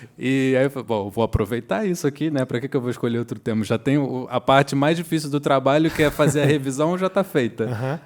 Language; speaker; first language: Portuguese; native; Portuguese